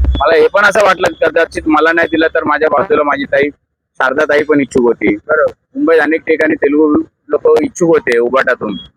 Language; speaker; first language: Marathi; non-native, local second language; Telugu